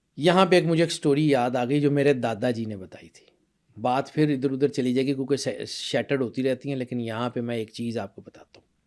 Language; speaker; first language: Urdu; non-native, local second language; Punjabi